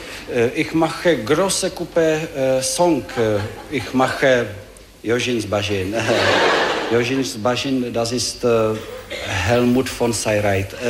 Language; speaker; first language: German; non-native, learner; Czech